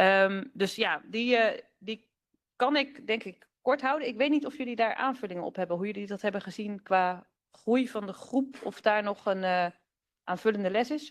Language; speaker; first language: Dutch; native; Dutch